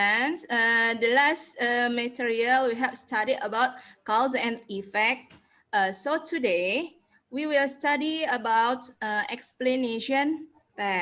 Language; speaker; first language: English; non-native, learner; Indonesian